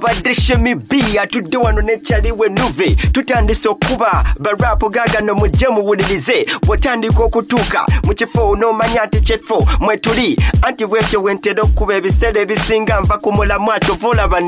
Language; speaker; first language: English; non-native, local second language; Ganda